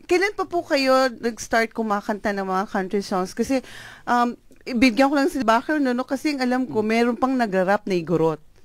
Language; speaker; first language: Filipino; native; Filipino